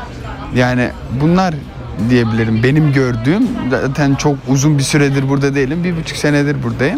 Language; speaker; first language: Turkish; early bilingual, heritage; Turkish